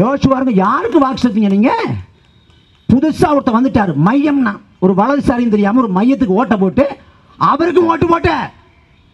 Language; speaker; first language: Tamil; native; Tamil